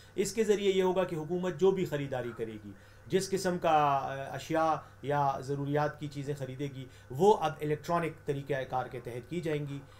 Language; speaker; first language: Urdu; non-native, local second language; Pashto